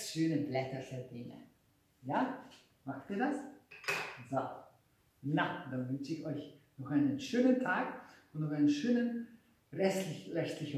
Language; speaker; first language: German; non-native, fluent; Hungarian